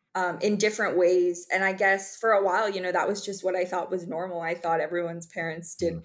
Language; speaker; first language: English; native; English